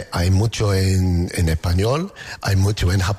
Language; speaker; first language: Spanish; non-native, learner; English